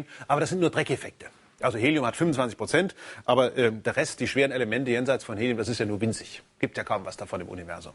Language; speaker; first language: German; native; German